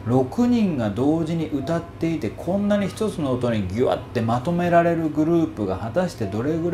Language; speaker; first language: Japanese; native; Japanese